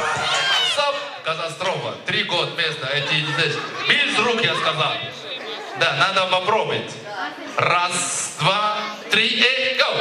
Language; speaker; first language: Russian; non-native, learner; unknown